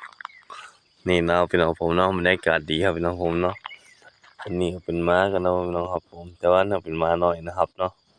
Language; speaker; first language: Thai; non-native, local second language; Northeastern Thai